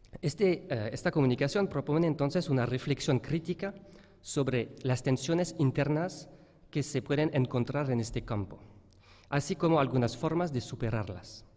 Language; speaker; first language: Spanish; non-native, fluent; French